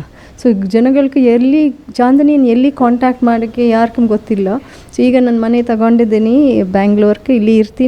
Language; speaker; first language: Kannada; non-native, learner; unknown